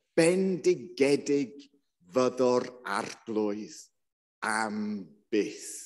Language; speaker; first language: Welsh; non-native, local second language; English